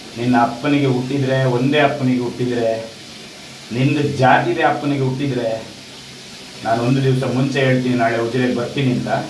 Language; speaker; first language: Kannada; non-native, local second language; Tulu